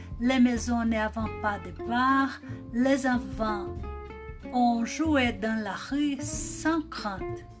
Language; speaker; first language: French; non-native, learner; Portuguese